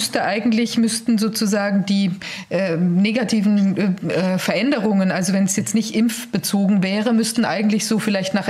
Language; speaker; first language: German; native; German